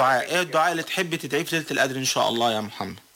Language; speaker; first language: Arabic; native; Arabic